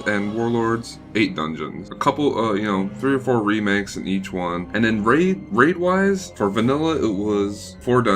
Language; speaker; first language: English; native; English